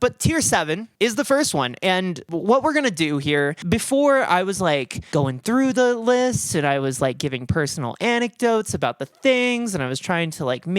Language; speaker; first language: English; native; English